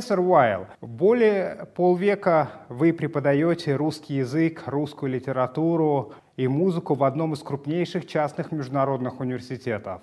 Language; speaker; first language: Russian; native; Russian